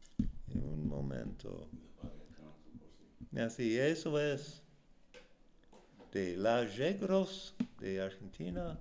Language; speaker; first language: Spanish; non-native, learner; English